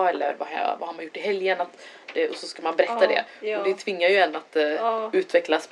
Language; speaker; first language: Swedish; native; Swedish